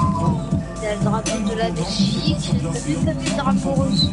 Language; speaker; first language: French; native; French